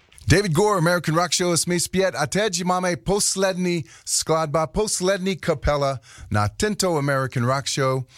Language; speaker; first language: Czech; non-native, learner; English